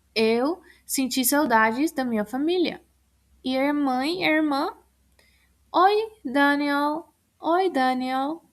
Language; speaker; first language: Portuguese; non-native, fluent; Spanish